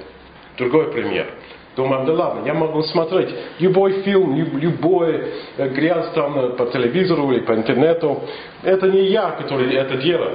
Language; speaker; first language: Russian; non-native, fluent; English